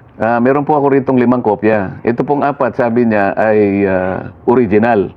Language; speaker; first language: Filipino; non-native, local second language; Masbatenyo